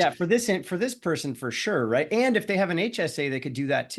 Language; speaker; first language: English; native; English